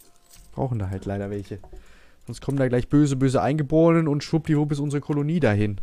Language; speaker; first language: German; native; German